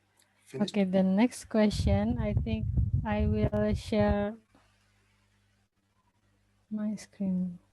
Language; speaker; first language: English; non-native, fluent; Indonesian